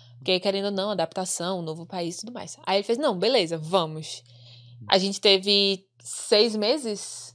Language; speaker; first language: Portuguese; native; Portuguese